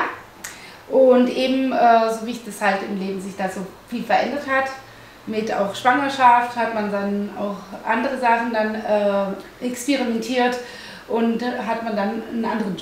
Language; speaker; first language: German; early bilingual, other home language; Italian